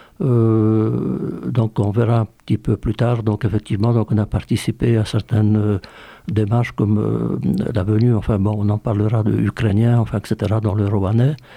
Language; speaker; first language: French; early bilingual, other home language; Polish